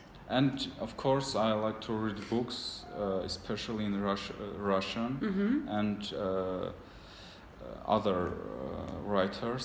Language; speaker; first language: English; non-native, learner; Armenian